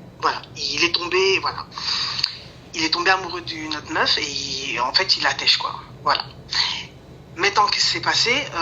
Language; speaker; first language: French; early bilingual, other home language; Lingala